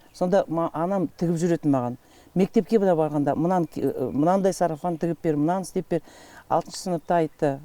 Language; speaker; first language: Kazakh; native; Kazakh